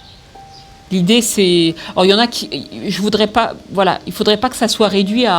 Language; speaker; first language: French; native; French